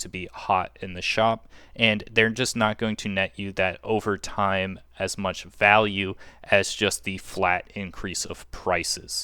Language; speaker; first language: English; native; English